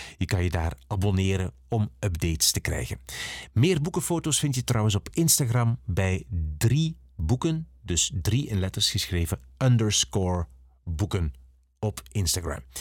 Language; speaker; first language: Dutch; native; Dutch